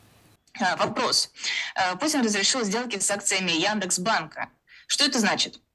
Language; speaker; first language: Russian; native; Russian